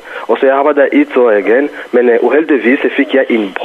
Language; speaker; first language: Danish; non-native, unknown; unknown